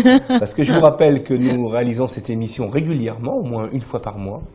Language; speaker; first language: French; native; French